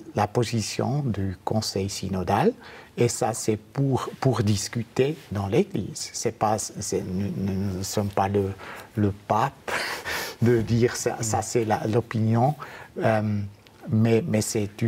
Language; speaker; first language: French; non-native, fluent; German